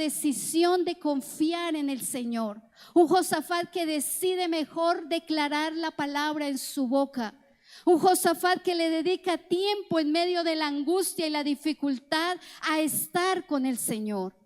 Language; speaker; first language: Spanish; native; Spanish